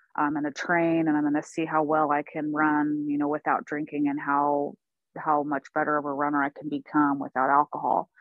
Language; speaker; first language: English; native; English